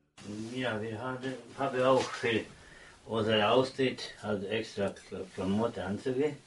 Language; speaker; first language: German; non-native, learner; Croatian